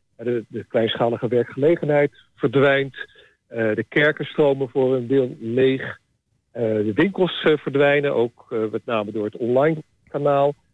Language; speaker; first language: Dutch; native; Dutch